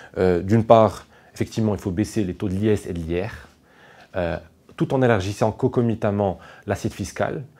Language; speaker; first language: French; non-native, local second language; Arabic